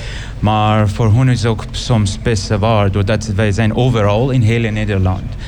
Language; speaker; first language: Dutch; non-native, learner; Persian